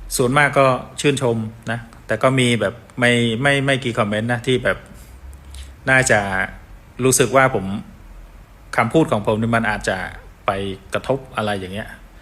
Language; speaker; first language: Thai; non-native, fluent; Khmer